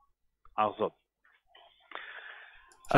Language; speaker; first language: German; non-native, learner; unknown